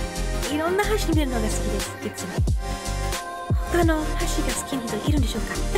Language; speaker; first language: Japanese; non-native, fluent; English